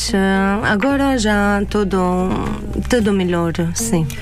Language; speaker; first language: Portuguese; non-native, learner; Arabic